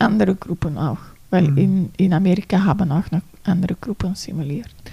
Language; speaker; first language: German; non-native, fluent; Dutch